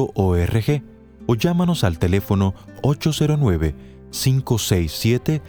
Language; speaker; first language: Spanish; native; Spanish